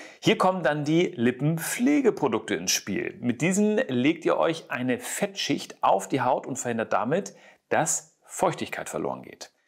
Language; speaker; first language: German; native; German